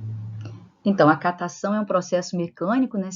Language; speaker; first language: Portuguese; native; Portuguese